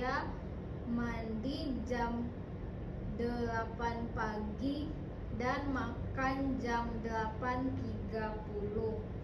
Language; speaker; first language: Indonesian; non-native, learner; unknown